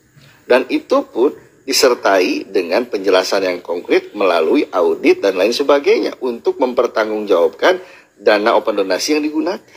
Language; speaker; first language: Indonesian; native; Indonesian